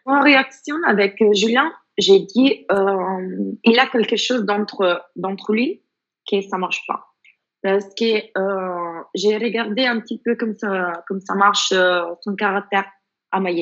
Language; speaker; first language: French; non-native, fluent; Spanish